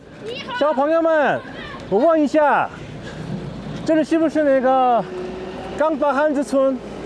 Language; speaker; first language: Chinese; non-native, learner; Korean